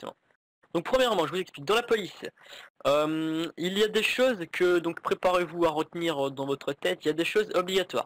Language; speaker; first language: French; native; French